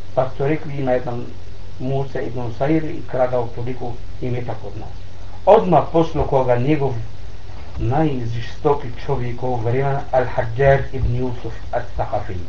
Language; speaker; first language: Bosnian; non-native, learner; Arabic